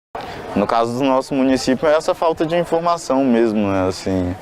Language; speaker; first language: Portuguese; non-native, local second language; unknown